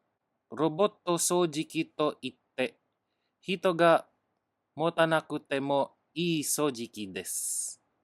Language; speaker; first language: Japanese; non-native, learner; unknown